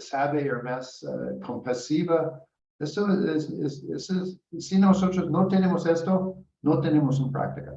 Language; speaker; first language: Spanish; non-native, learner; English